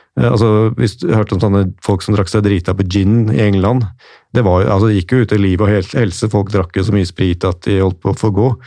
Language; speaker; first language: Norwegian; native; Norwegian